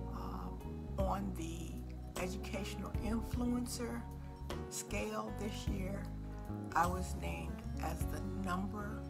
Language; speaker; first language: English; native; English